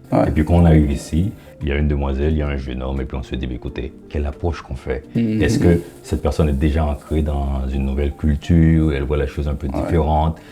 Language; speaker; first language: French; non-native, local second language; Haitian Creole